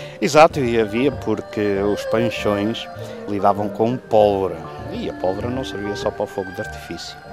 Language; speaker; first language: Portuguese; native; Portuguese